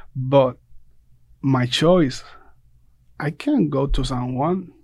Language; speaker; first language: English; non-native, fluent; Spanish